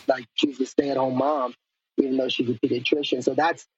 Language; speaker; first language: English; native; English